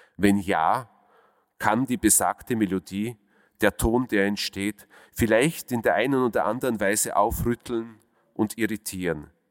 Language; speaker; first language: German; early bilingual, other home language; Russian